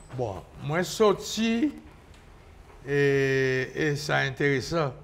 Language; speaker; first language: French; native; French